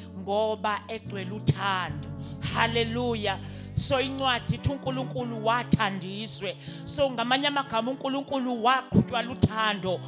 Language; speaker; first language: Zulu; non-native, local second language; Xhosa